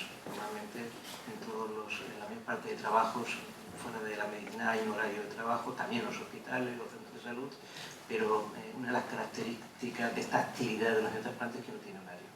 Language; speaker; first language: Spanish; native; Spanish